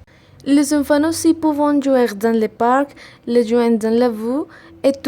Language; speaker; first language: French; non-native, learner; Spanish